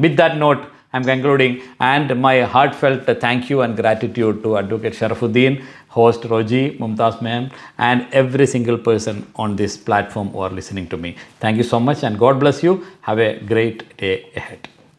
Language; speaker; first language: English; non-native, local second language; Malayalam